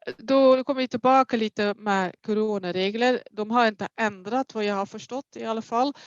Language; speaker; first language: Swedish; non-native, fluent; Dutch